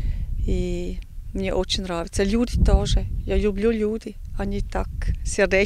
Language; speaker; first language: Russian; non-native, learner; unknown